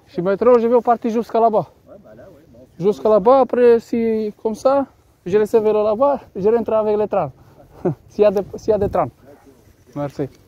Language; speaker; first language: French; non-native, learner; Romanian